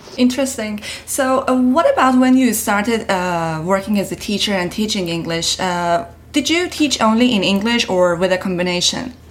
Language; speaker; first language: English; non-native, fluent; Persian